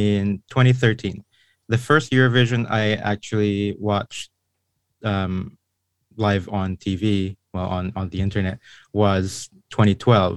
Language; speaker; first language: English; non-native, local second language; Filipino